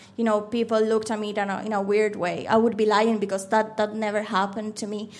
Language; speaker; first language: English; non-native, fluent; Spanish